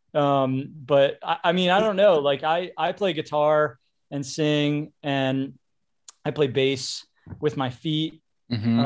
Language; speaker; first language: English; native; English